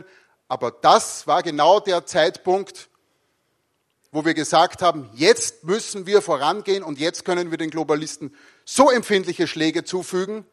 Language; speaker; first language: German; native; German